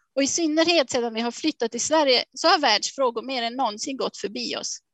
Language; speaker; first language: Swedish; non-native, fluent; Swiss German